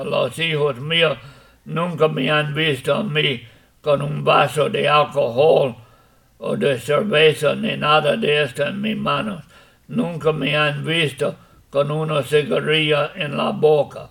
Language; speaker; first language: Spanish; non-native, fluent; English